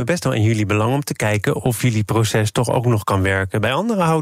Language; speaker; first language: Dutch; native; Dutch